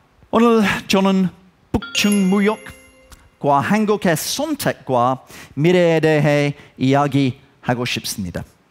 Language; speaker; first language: Korean; non-native, learner; English